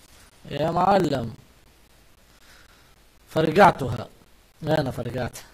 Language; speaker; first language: Arabic; native; Arabic